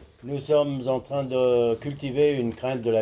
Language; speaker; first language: French; native; French